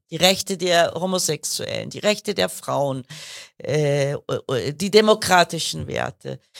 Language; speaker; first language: German; early bilingual, other home language; Kurdish